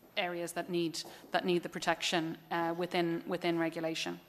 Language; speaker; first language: English; native; English